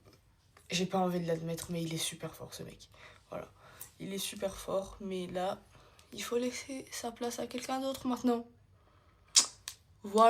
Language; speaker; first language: French; native; French